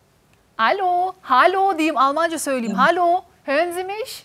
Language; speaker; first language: Turkish; native; Turkish